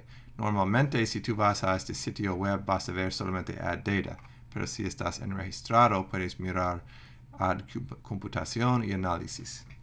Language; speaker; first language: Spanish; non-native, fluent; English